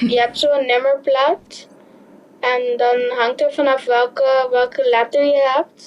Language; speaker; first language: Dutch; early bilingual, heritage; Dutch